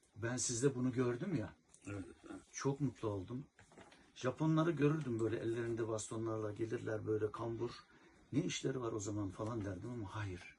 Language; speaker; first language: Turkish; native; Turkish